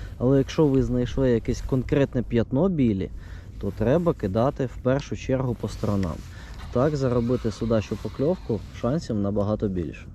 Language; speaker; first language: Ukrainian; non-native, local second language; Russian